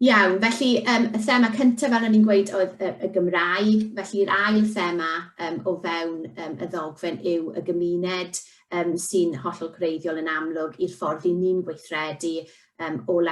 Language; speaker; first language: Welsh; native; Welsh